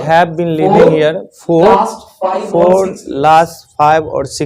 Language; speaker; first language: English; non-native, learner; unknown